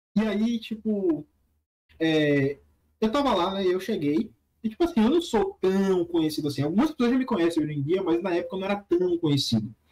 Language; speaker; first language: Portuguese; native; Portuguese